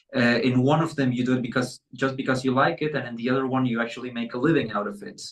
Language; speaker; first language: English; non-native, fluent; Spanish